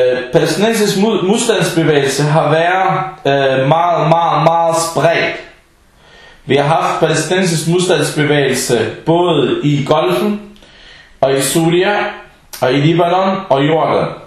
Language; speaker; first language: Danish; early bilingual, other home language; Arabic